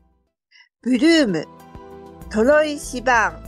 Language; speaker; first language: Japanese; native; Japanese